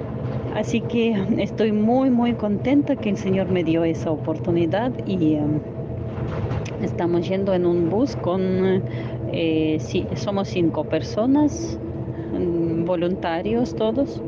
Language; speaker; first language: Spanish; non-native, fluent; Ukrainian